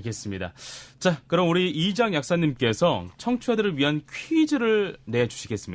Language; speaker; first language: Korean; native; Korean